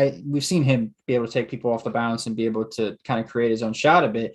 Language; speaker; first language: English; native; English